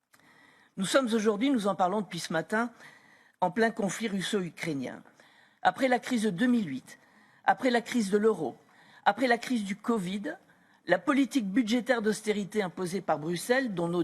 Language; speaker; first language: French; native; French